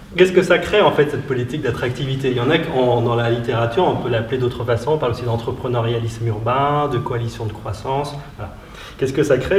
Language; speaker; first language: French; native; French